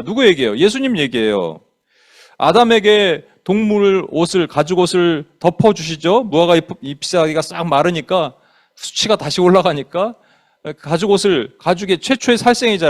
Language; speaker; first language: Korean; native; Korean